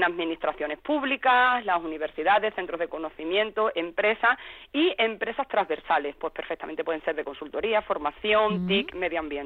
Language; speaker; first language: Spanish; native; Spanish